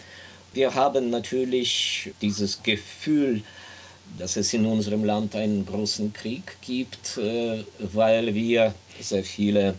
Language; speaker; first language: German; non-native, fluent; Ukrainian